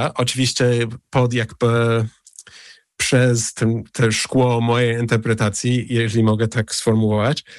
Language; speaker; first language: Polish; early bilingual, heritage; English